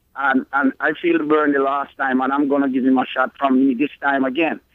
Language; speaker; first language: English; non-native, local second language; Jamaican Creole English